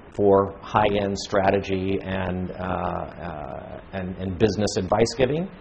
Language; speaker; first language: English; native; English